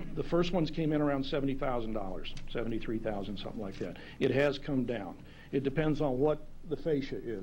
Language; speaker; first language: English; native; English